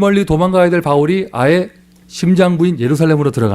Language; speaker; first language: Korean; native; Korean